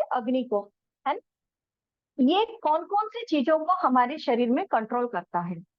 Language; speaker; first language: Hindi; non-native, local second language; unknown